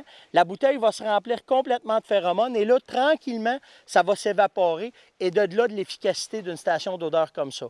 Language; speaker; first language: French; native; French